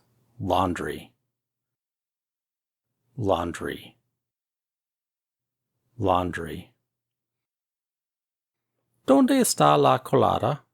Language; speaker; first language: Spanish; non-native, fluent; English